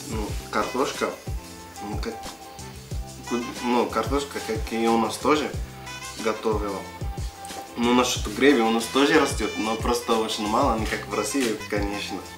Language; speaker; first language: Russian; non-native, learner; Arabic